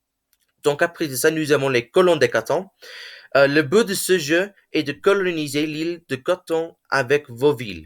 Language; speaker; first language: French; non-native, learner; English